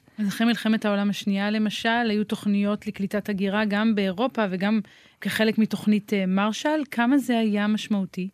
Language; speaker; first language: Hebrew; native; Hebrew